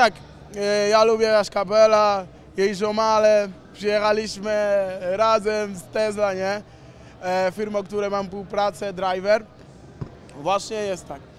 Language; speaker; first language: Polish; non-native, learner; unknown